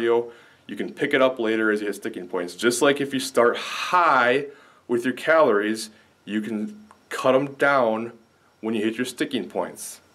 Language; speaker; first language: English; native; English